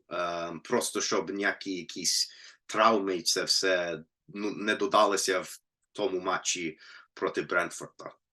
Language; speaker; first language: Ukrainian; non-native, fluent; English